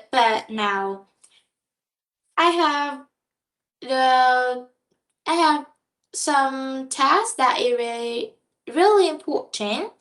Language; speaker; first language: English; non-native, learner; Vietnamese